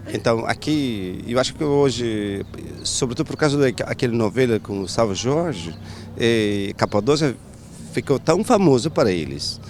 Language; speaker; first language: Portuguese; non-native, fluent; Turkish